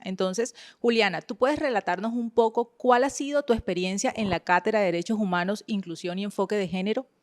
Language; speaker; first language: Spanish; native; Spanish